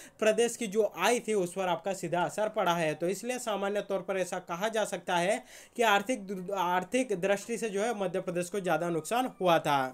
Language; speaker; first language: Hindi; native; Hindi